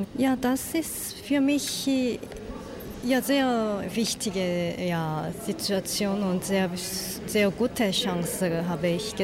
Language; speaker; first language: German; non-native, learner; Korean